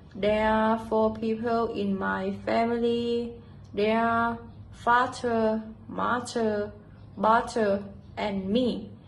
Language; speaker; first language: English; non-native, fluent; Thai